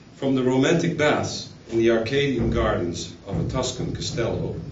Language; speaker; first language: English; non-native, fluent; Dutch